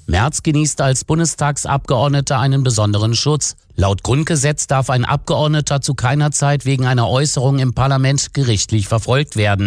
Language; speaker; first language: German; native; German